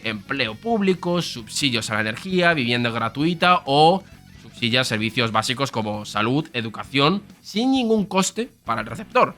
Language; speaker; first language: Spanish; native; Spanish